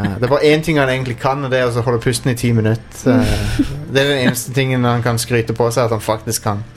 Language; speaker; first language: Norwegian; native; Norwegian